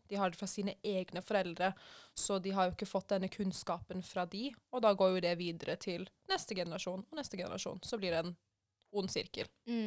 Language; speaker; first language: Norwegian; early bilingual, other home language; Persian